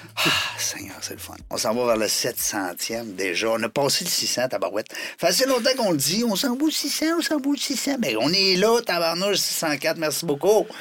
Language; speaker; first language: French; native; French